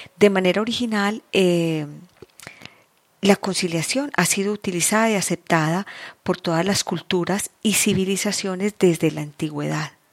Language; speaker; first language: Spanish; native; Spanish